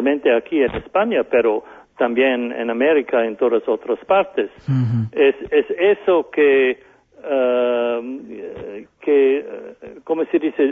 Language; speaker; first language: Spanish; non-native, fluent; German